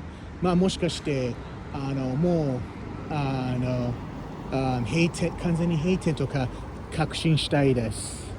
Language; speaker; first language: Japanese; non-native, learner; English